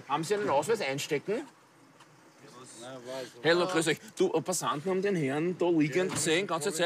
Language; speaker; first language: German; native; German